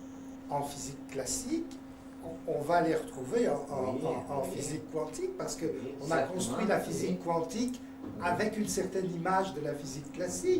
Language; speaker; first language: French; native; French